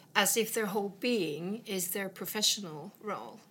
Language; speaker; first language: English; non-native, fluent; Swedish